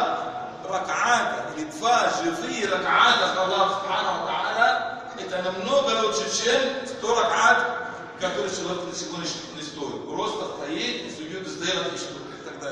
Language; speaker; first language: Russian; non-native, fluent; Arabic